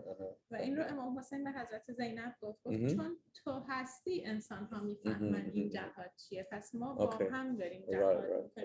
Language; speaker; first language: Persian; early bilingual, heritage; Persian